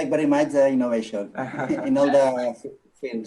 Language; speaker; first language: English; non-native, local second language; Catalan